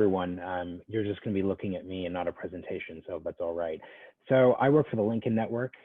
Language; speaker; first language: English; native; English